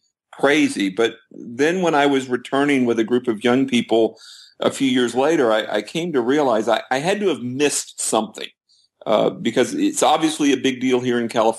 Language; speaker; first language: English; native; English